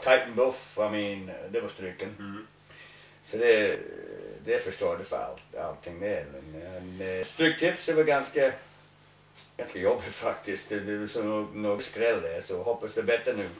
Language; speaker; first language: Swedish; non-native, learner; English